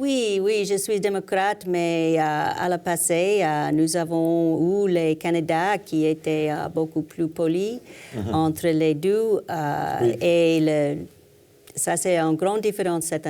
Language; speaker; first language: French; non-native, learner; English